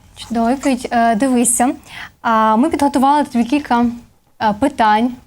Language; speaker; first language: Ukrainian; native; Ukrainian